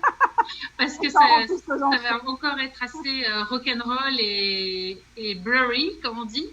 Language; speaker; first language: French; native; French